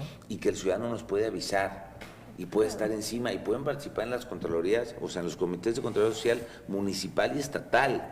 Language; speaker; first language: Spanish; native; Spanish